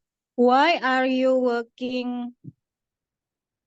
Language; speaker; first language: English; non-native, learner; Indonesian